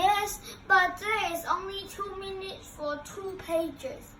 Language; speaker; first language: English; non-native, local second language; Cantonese